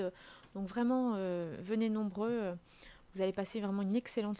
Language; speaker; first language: French; native; French